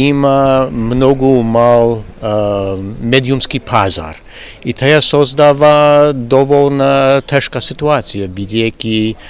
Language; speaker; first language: Macedonian; non-native, fluent; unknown